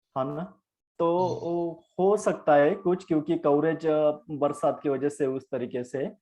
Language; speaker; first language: Hindi; non-native, local second language; Marathi